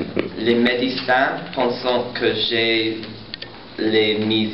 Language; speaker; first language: French; non-native, learner; English